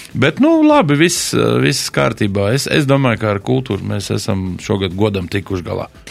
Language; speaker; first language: Latvian; native; Latvian